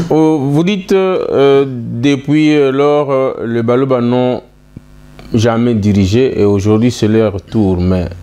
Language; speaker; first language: French; non-native, local second language; Lingala